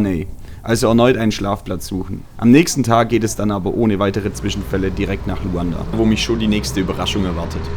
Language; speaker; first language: German; native; German